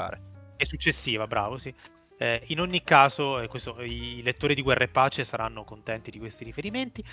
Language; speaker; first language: Italian; native; Italian